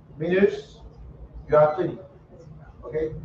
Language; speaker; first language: English; non-native, learner; French